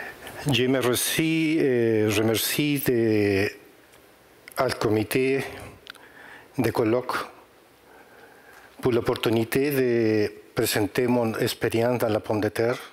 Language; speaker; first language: French; non-native, learner; Spanish